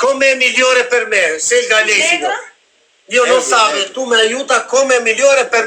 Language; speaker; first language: Italian; non-native, learner; Albanian